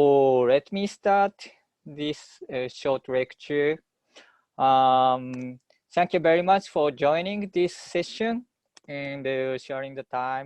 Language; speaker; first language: English; non-native, fluent; Japanese